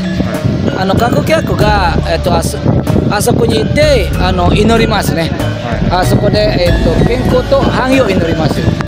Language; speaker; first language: Japanese; non-native, fluent; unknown